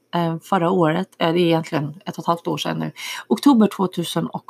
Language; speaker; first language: Swedish; early bilingual, other home language; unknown